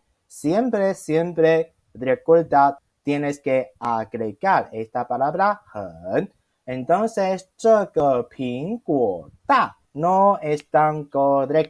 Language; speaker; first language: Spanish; non-native, fluent; Chinese